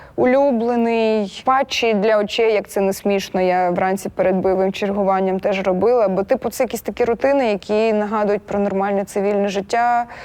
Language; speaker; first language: Ukrainian; non-native, local second language; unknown